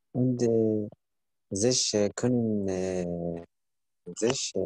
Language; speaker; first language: German; non-native, learner; Arabic